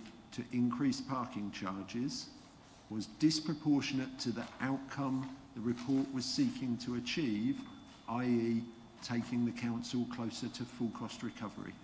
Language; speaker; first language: English; native; English